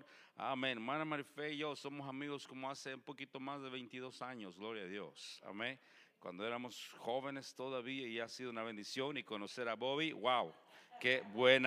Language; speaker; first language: Spanish; native; Spanish